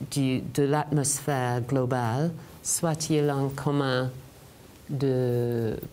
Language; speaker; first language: French; non-native, fluent; English